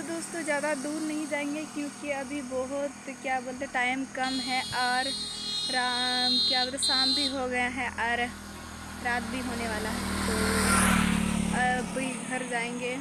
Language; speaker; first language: Hindi; non-native, local second language; Santali